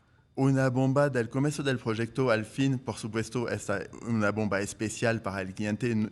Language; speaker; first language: Spanish; non-native, fluent; French